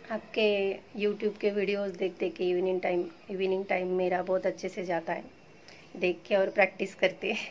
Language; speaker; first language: Hindi; non-native, local second language; Marathi